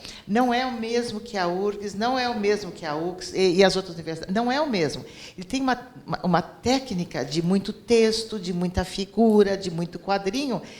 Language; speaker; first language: Portuguese; native; Portuguese